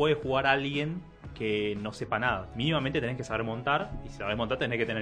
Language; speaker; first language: Spanish; native; Spanish